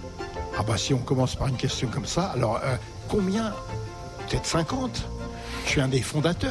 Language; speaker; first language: French; native; French